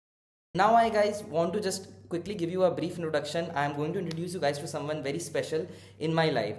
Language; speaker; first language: English; non-native, local second language; Hindi